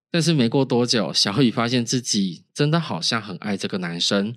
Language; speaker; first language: Chinese; native; Chinese